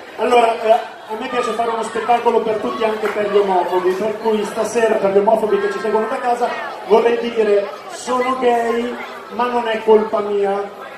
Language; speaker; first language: Italian; native; Italian